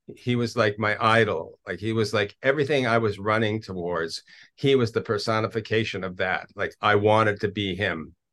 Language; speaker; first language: English; native; English